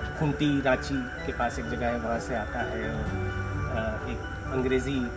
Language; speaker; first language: Hindi; native; Hindi